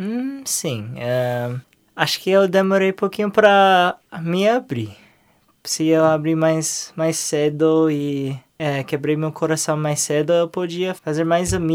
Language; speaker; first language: Portuguese; non-native, learner; English